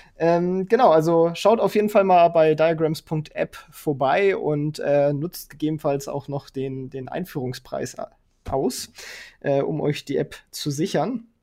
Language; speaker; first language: German; native; German